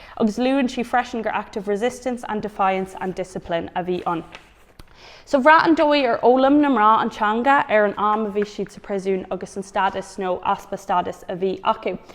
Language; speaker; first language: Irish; non-native, local second language; English